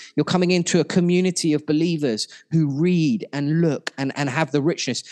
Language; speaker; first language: English; native; English